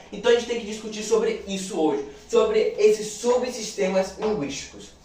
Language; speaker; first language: Portuguese; native; Portuguese